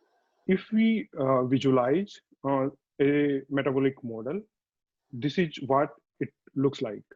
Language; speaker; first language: English; non-native, fluent; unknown